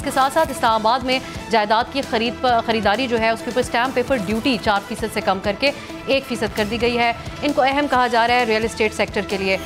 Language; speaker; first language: Urdu; native; Urdu